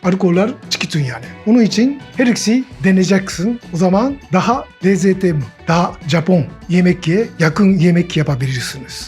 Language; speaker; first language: Turkish; non-native, learner; Japanese